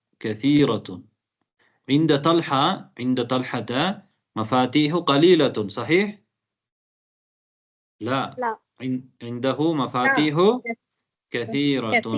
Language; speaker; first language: Arabic; non-native, fluent; Tamil